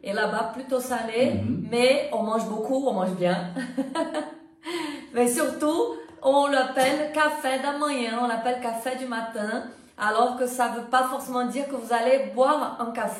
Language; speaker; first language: French; non-native, fluent; Portuguese